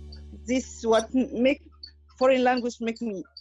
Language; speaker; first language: English; non-native, learner; Arabic